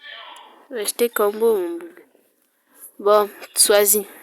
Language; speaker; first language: French; native; French